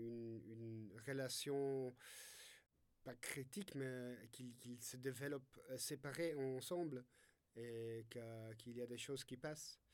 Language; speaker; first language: French; non-native, fluent; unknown